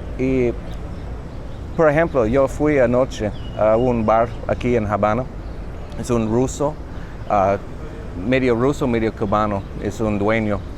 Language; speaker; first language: Spanish; non-native, learner; English